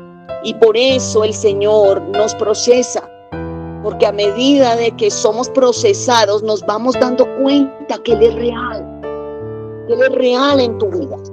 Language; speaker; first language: Spanish; native; Spanish